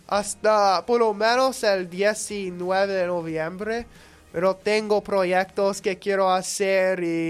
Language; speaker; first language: Spanish; non-native, fluent; English